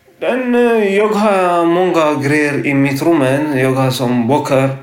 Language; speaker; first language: Swedish; non-native, learner; Tigrinya